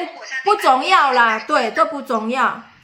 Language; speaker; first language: Chinese; non-native, fluent; Indonesian